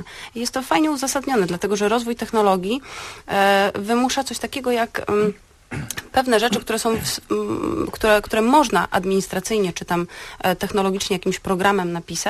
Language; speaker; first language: Polish; native; Polish